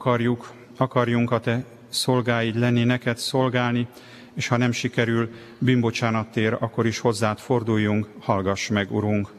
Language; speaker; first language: Hungarian; native; Hungarian